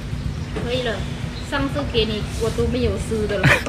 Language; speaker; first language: Chinese; non-native, fluent; Lao